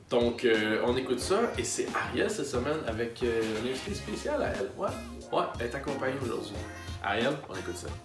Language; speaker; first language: French; native; French